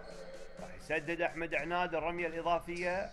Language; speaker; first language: Arabic; native; Arabic